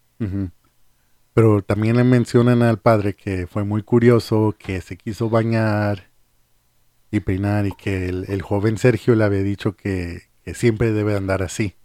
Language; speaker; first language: Spanish; early bilingual, heritage; Spanish